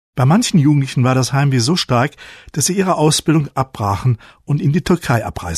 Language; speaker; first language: German; native; German